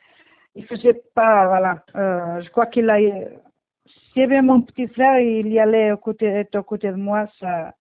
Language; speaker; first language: French; non-native, learner; Portuguese